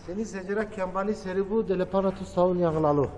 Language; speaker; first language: Indonesian; non-native, learner; Turkish